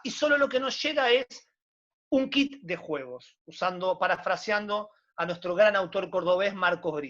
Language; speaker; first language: Spanish; native; Spanish